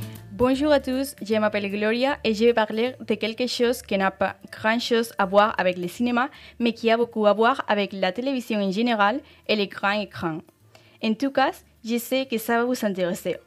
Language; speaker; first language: French; non-native, fluent; Spanish